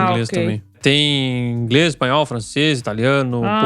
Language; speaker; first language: Portuguese; native; Portuguese